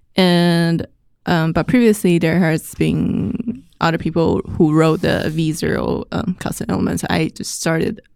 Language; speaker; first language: English; non-native, fluent; Chinese